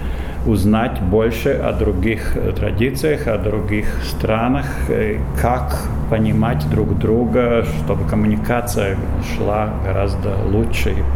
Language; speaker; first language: Russian; non-native, fluent; Latvian